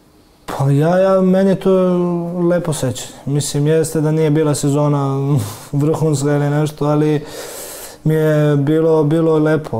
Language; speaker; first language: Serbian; early bilingual, heritage; Serbian